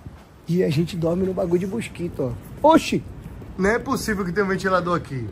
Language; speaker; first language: Portuguese; native; Portuguese